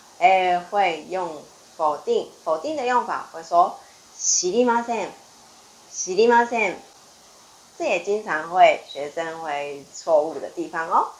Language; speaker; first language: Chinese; non-native, fluent; Japanese